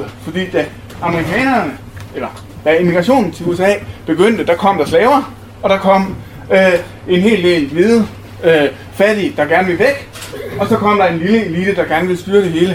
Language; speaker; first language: Danish; native; Danish